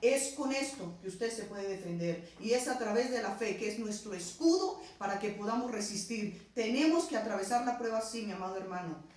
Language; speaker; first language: Spanish; native; Spanish